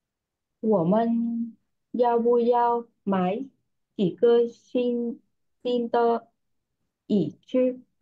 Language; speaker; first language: Chinese; non-native, learner; Vietnamese